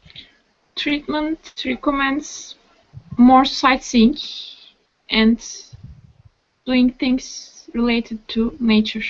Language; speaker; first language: English; non-native, learner; Turkish